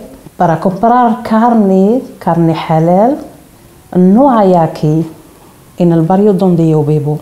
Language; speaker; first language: Spanish; non-native, learner; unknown